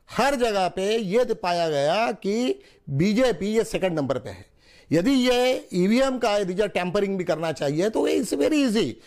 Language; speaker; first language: Hindi; non-native, local second language; Marathi